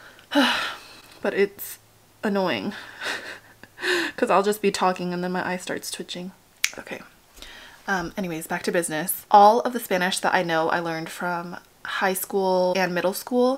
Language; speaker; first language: English; early bilingual, other home language; Spanish